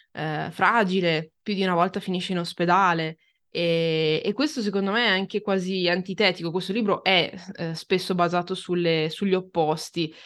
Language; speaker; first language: Italian; early bilingual, other home language; Romanian